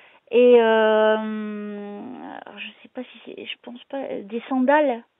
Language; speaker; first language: French; native; French